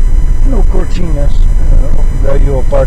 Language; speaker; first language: Portuguese; non-native, learner; English